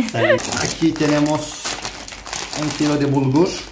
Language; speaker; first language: Spanish; non-native, fluent; Turkish